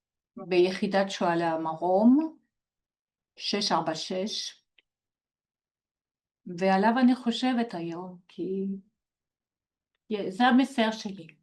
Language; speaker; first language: Hebrew; non-native, fluent; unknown